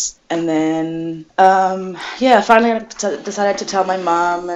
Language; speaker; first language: English; native; English